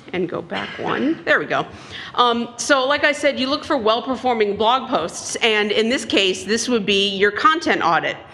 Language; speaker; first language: English; native; English